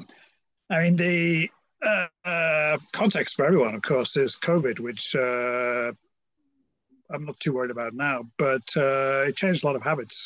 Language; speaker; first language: English; native; English